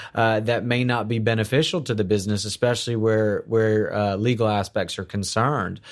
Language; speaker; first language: English; native; English